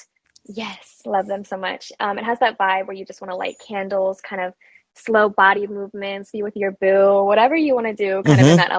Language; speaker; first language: English; native; English